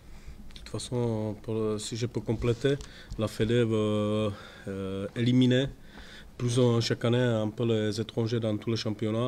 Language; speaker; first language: French; non-native, fluent; Czech